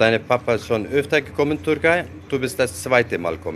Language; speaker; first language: German; non-native, learner; Zaza